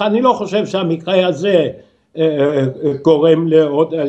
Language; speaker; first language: Hebrew; non-native, fluent; Danish